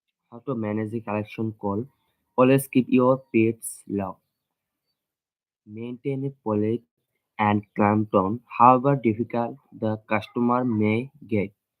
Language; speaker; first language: English; non-native, local second language; Bangla